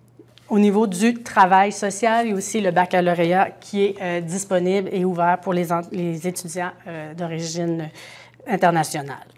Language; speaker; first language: French; native; French